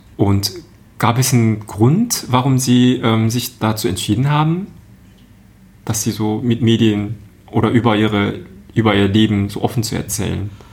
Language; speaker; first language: German; non-native, fluent; Korean